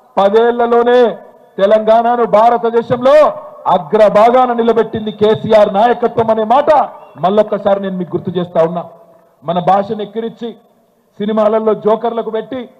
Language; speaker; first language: Telugu; native; Telugu